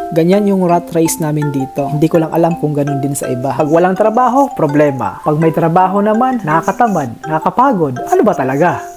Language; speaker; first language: Filipino; native; Filipino